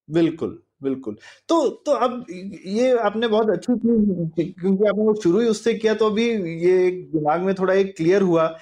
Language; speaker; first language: Hindi; native; Hindi